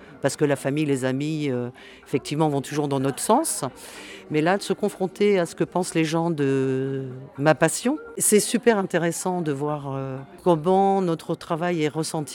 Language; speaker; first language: French; native; French